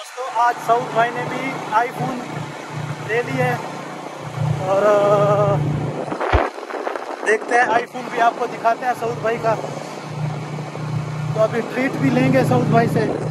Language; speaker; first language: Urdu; non-native, local second language; Saraiki